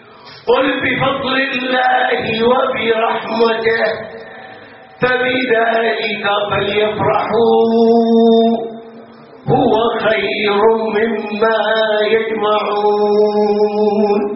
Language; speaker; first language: Arabic; native; Arabic